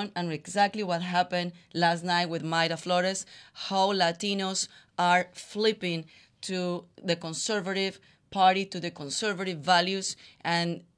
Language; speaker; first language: English; non-native, fluent; Spanish